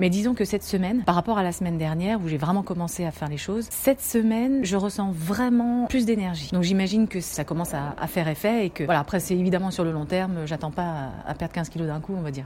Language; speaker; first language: French; native; French